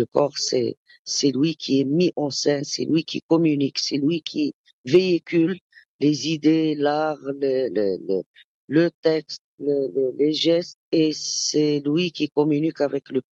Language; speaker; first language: French; non-native, local second language; Arabic